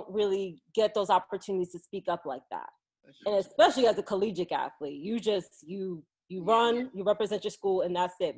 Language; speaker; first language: English; native; English